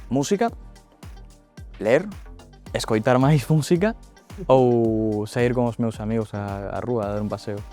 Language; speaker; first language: Galician; early bilingual, other home language; Spanish